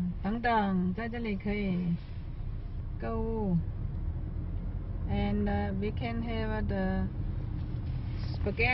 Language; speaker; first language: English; non-native, learner; Chinese